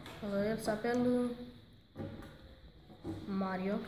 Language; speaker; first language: French; non-native, learner; Romanian